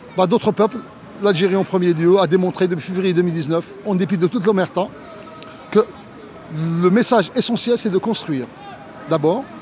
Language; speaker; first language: French; non-native, local second language; Arabic